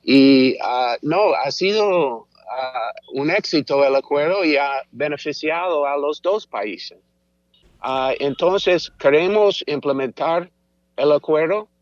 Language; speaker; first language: Spanish; non-native, fluent; English